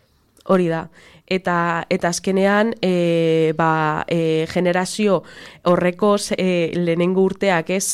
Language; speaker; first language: Basque; non-native, local second language; Spanish